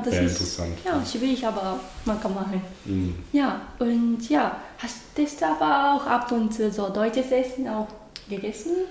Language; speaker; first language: German; non-native, learner; Japanese